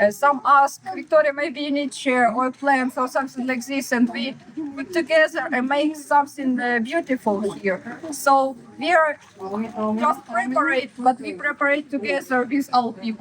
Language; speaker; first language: English; non-native, learner; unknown